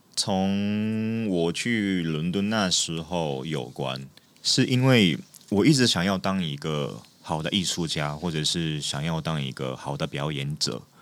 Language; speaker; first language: Chinese; non-native, fluent; Japanese